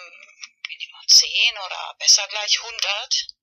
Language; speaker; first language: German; non-native, fluent; Spanish